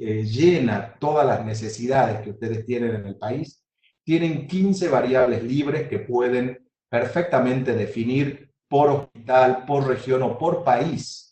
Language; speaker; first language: Spanish; native; Spanish